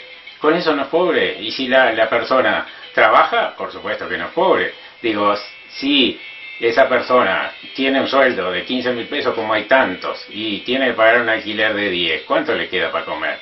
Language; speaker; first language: Spanish; native; Spanish